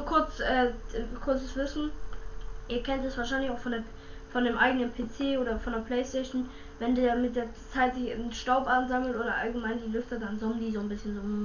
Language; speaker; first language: German; native; German